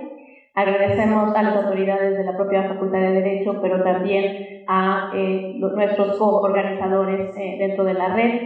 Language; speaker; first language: Spanish; native; Spanish